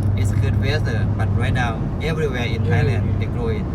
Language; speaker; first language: English; non-native, learner; Thai